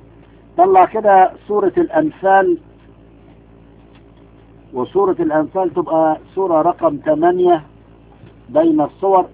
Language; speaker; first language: Arabic; native; Arabic